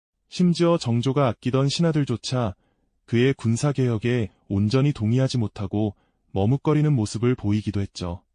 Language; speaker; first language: Korean; native; Korean